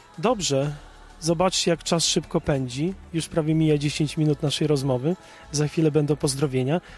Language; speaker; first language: Polish; native; Polish